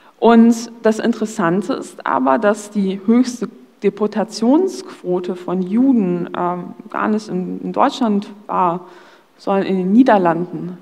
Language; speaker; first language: German; early bilingual, other home language; Polish